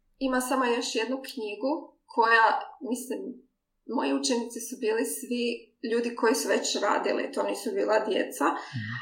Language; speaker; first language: Croatian; native; Croatian